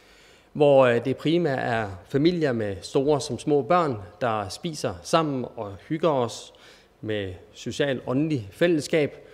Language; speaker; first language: Danish; native; Danish